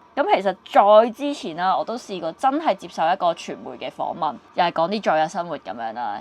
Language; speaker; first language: Cantonese; native; Cantonese